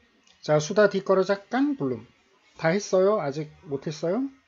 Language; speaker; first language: Korean; native; Korean